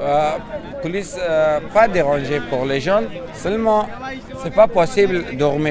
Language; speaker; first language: French; non-native, learner; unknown